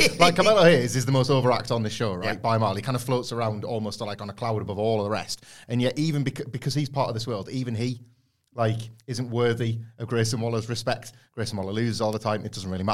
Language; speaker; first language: English; native; English